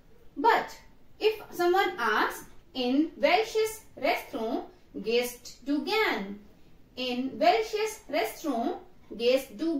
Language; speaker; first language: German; non-native, learner; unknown